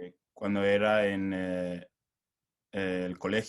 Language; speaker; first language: Spanish; non-native, learner; English